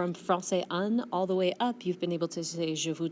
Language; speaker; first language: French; non-native, fluent; English